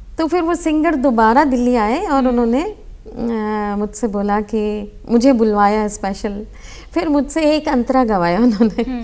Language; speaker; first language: Hindi; native; Hindi